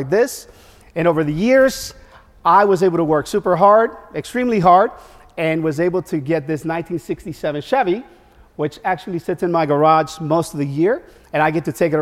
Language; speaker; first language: English; non-native, fluent; Spanish